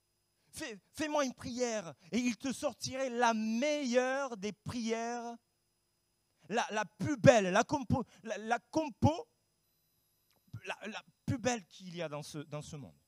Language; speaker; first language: French; native; French